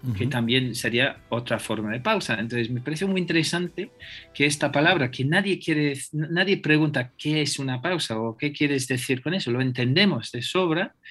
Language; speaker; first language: Spanish; non-native, fluent; English